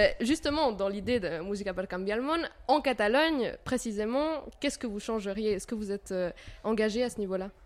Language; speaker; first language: French; native; French